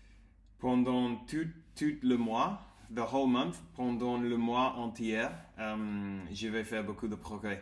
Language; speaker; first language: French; non-native, learner; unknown